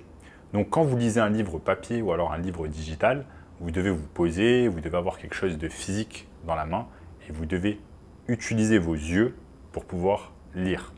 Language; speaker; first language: French; native; French